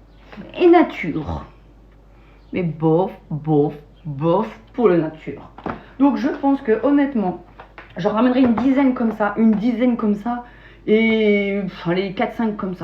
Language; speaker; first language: French; native; French